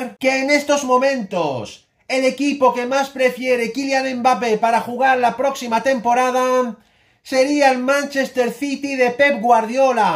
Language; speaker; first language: Spanish; native; Spanish